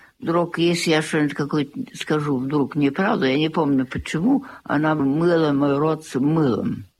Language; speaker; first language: Russian; early bilingual, heritage; Russian